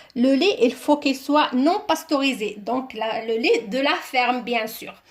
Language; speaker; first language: French; non-native, local second language; Arabic